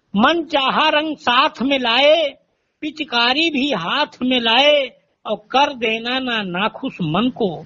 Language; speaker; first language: Hindi; native; Hindi